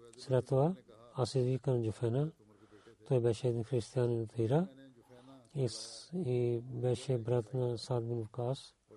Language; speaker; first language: Bulgarian; non-native, learner; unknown